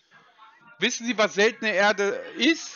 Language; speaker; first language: German; native; German